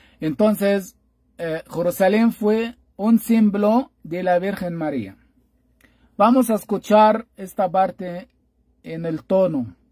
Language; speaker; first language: Spanish; non-native, fluent; Arabic